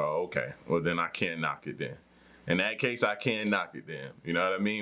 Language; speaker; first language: English; native; English